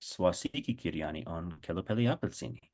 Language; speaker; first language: Finnish; non-native, learner; English